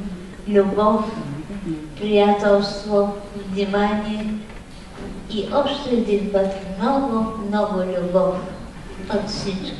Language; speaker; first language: Bulgarian; non-native, fluent; Polish